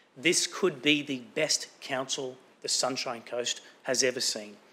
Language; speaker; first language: English; native; English